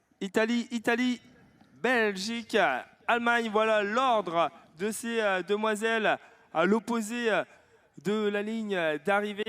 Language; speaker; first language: French; native; French